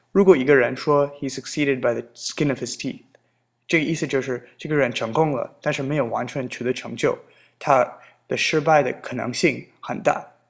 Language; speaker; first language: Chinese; non-native, fluent; English